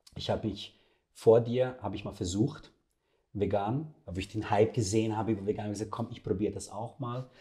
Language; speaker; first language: German; non-native, fluent; Serbian